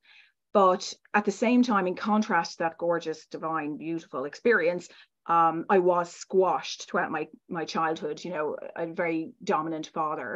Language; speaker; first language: English; native; English